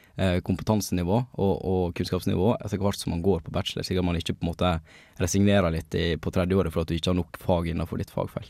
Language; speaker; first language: Norwegian; native; Norwegian